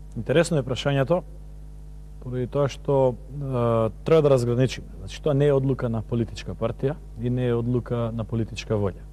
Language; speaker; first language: Macedonian; native; Macedonian